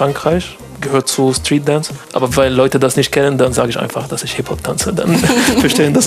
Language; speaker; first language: German; non-native, fluent; Arabic